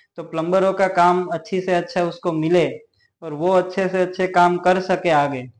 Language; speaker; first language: Hindi; non-native, local second language; Gujarati